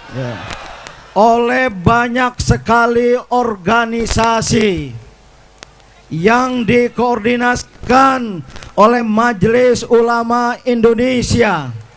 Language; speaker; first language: Indonesian; native; Indonesian